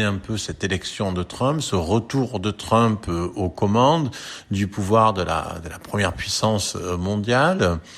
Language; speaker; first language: French; native; French